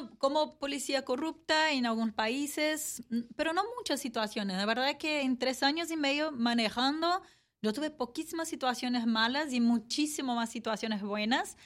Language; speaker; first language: Spanish; non-native, fluent; Portuguese